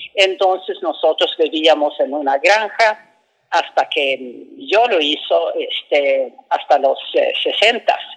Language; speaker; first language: Spanish; non-native, fluent; Swedish